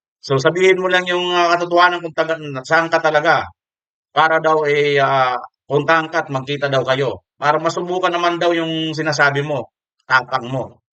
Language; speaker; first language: Filipino; non-native, local second language; Waray